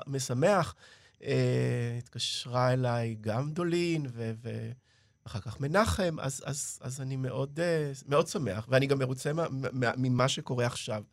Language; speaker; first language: Hebrew; native; Hebrew